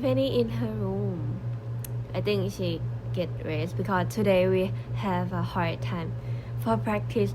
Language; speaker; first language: English; non-native, learner; Thai